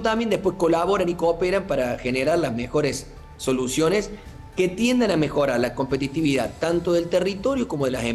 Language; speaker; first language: Spanish; native; Spanish